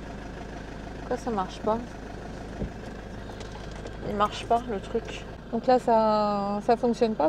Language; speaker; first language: French; native; French